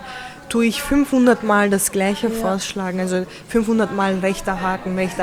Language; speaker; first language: German; early bilingual, other home language; Turkish